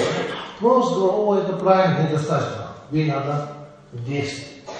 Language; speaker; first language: Russian; non-native, learner; Tibetan